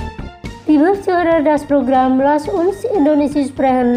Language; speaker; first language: German; non-native, fluent; Indonesian